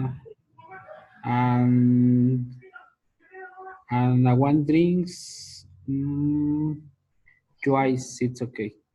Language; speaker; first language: English; non-native, learner; Spanish